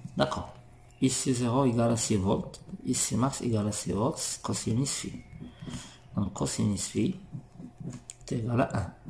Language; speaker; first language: French; non-native, local second language; Arabic